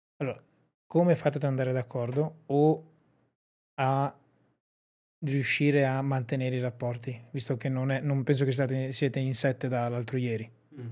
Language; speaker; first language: Italian; native; Italian